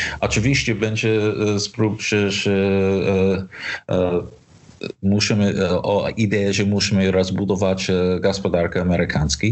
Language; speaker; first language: Polish; non-native, learner; English